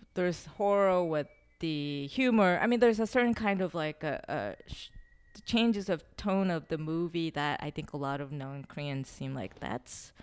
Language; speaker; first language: English; non-native, fluent; Korean